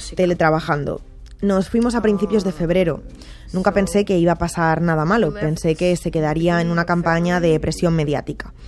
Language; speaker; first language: Spanish; non-native, fluent; Ukrainian